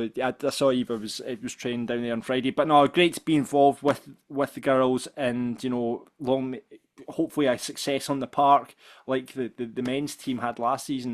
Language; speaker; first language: English; native; English